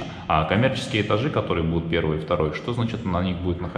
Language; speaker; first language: Russian; native; Russian